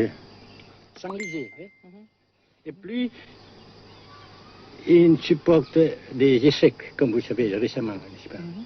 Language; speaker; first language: French; non-native, fluent; Vietnamese